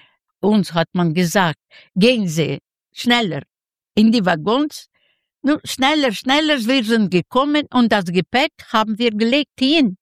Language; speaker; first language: German; non-native, fluent; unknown